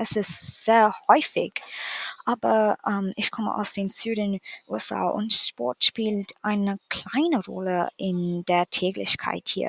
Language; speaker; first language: German; non-native, learner; English